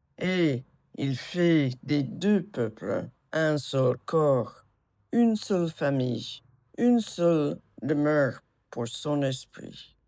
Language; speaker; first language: French; non-native, fluent; English